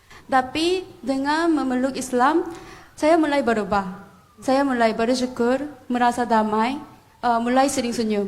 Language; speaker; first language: Indonesian; non-native, fluent; Korean